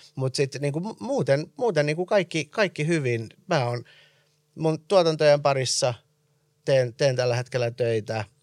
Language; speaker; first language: Finnish; early bilingual, other home language; Persian